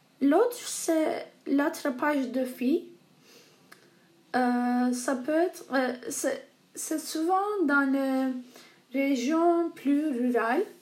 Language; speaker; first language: French; non-native, learner; Turkish